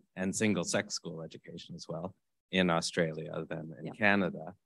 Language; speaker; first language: English; native; English